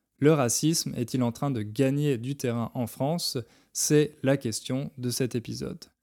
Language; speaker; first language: French; native; French